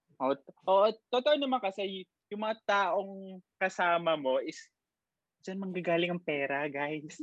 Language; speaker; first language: Filipino; native; Filipino